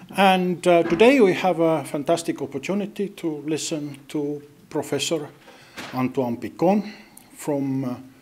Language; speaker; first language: English; non-native, fluent; Estonian